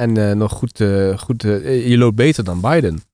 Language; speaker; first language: Dutch; native; Dutch